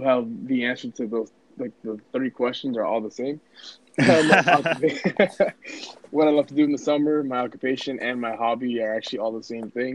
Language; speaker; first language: English; early bilingual, other home language; Spanish